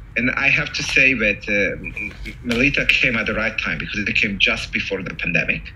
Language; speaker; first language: English; non-native, fluent; Italian